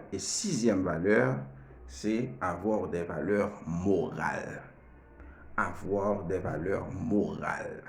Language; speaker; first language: French; non-native, learner; Haitian Creole